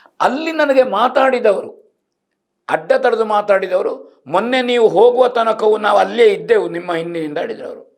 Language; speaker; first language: Kannada; native; Kannada